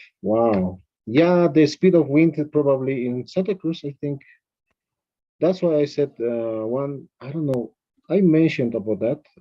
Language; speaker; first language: English; non-native, fluent; Spanish